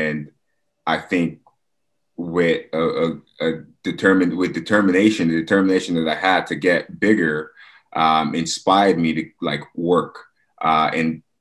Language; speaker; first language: English; non-native, local second language; Yoruba